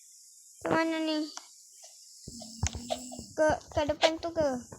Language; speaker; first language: Malay; native; Malay